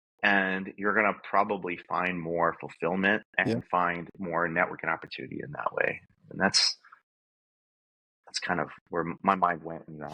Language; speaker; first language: English; native; English